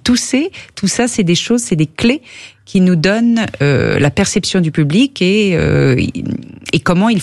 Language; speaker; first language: French; native; French